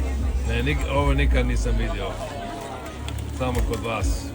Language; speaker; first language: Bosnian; non-native, fluent; English